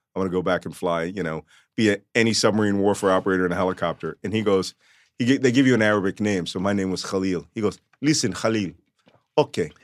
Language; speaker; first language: English; early bilingual, other home language; Yiddish